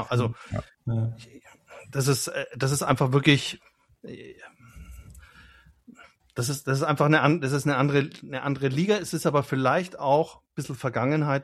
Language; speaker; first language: German; native; German